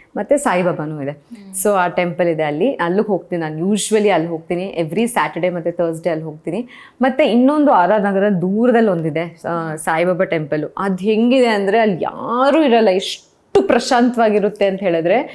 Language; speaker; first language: Kannada; non-native, local second language; Kodava